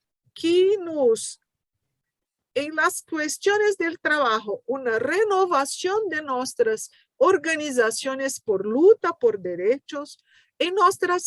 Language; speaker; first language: Spanish; non-native, fluent; Portuguese